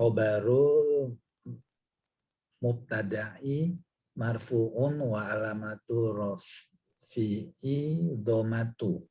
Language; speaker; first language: Arabic; non-native, learner; Indonesian